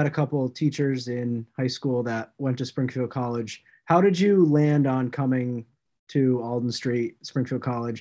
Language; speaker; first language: English; native; English